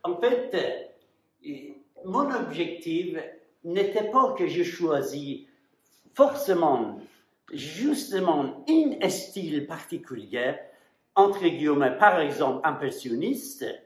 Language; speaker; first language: French; non-native, fluent; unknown